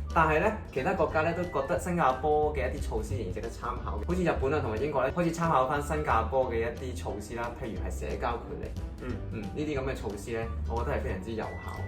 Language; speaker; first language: Cantonese; native; Cantonese